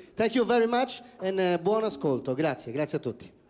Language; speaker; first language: English; non-native, learner; Italian